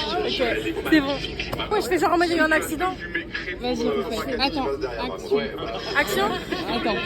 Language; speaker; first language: French; native; French